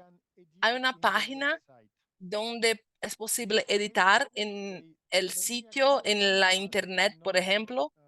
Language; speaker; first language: Spanish; non-native, fluent; Portuguese